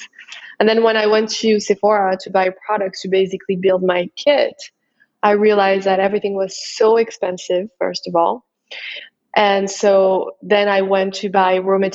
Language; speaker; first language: English; non-native, fluent; French